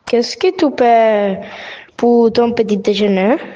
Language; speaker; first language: French; non-native, learner; Catalan